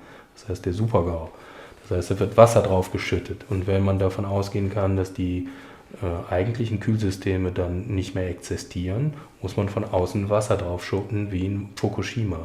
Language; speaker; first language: German; native; German